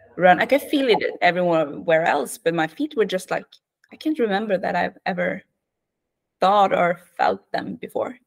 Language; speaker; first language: English; non-native, fluent; Norwegian